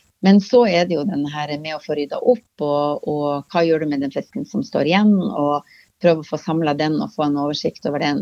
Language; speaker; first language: Norwegian; native; Norwegian